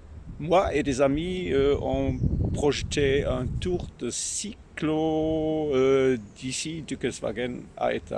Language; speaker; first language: French; non-native, learner; German